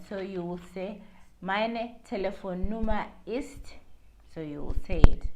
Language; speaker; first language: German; non-native, learner; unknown